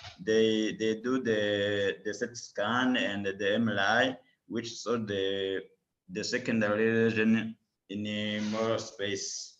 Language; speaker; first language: English; non-native, learner; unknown